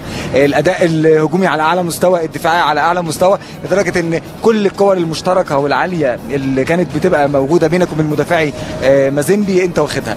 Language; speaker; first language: Arabic; native; Arabic